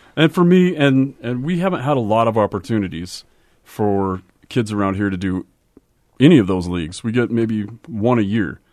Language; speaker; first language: English; native; English